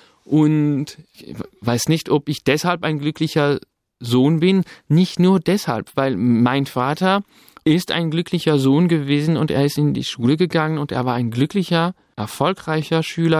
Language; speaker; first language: German; non-native, fluent; French